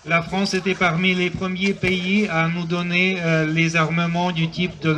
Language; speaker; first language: French; non-native, fluent; Ukrainian